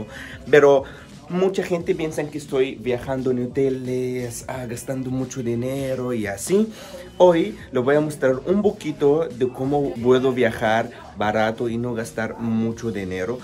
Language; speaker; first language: Spanish; non-native, fluent; Arabic